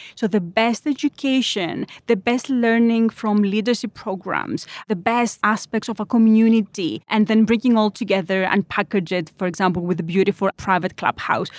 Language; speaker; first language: English; non-native, fluent; Greek